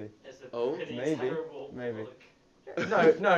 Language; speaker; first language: English; native; English